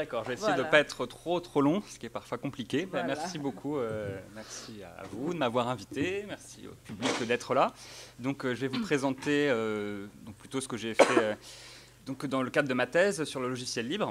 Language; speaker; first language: French; native; French